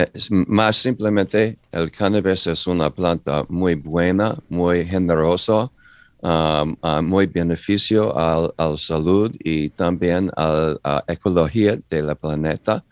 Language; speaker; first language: Spanish; non-native, learner; English